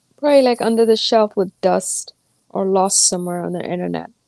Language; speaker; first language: English; non-native, local second language; Gujarati